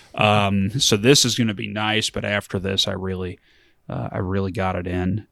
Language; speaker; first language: English; early bilingual, other home language; German